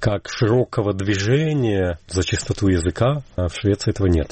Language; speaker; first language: Russian; native; Russian